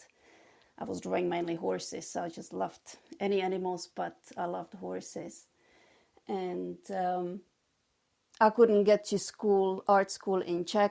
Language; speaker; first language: English; non-native, fluent; Czech